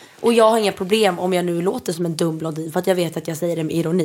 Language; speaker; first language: Swedish; native; Swedish